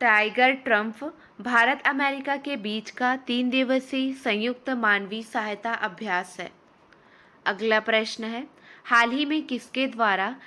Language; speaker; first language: Hindi; native; Hindi